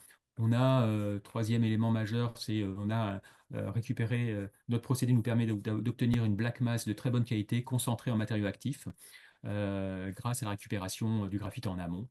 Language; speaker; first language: French; native; French